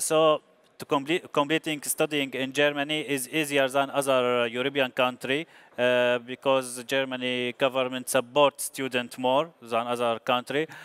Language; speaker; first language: English; non-native, learner; Arabic